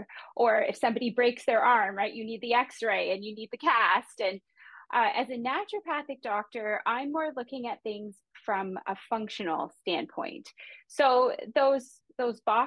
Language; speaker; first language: English; native; English